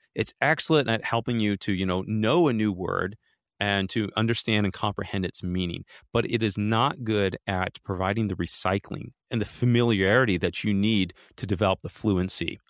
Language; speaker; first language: English; native; English